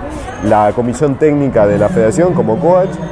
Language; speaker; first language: Spanish; native; Spanish